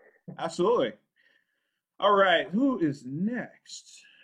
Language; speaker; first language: English; native; English